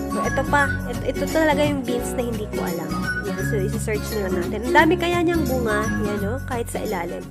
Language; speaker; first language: Filipino; non-native, local second language; Masbatenyo